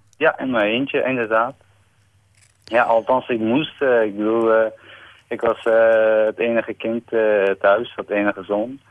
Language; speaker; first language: Dutch; non-native, fluent; Persian